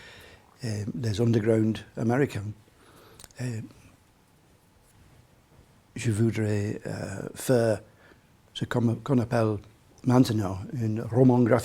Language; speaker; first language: French; non-native, learner; English